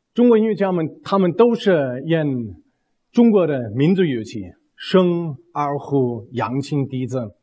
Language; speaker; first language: Chinese; non-native, fluent; German